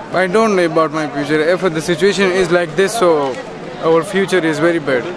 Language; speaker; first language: English; non-native, learner; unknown